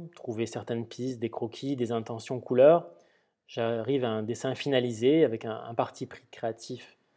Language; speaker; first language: French; native; French